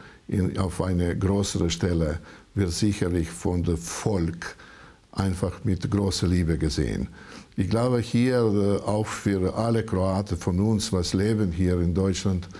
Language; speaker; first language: German; non-native, learner; Croatian